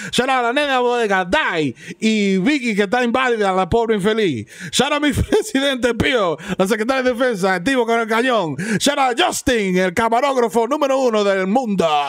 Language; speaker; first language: Spanish; early bilingual, heritage; Spanish